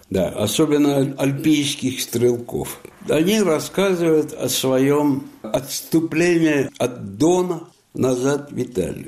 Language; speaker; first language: Russian; non-native, fluent; Italian